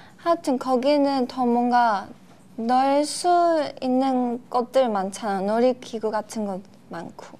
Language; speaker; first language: Korean; non-native, fluent; Chinese